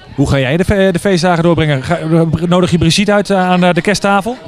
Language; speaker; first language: Dutch; native; Dutch